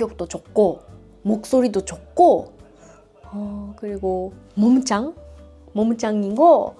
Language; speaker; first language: Korean; non-native, fluent; Japanese